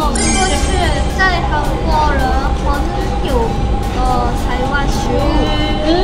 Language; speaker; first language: Chinese; non-native, learner; Japanese